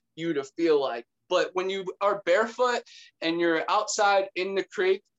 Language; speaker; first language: English; native; English